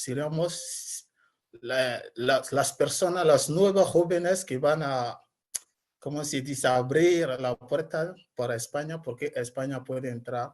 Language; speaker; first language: Spanish; non-native, learner; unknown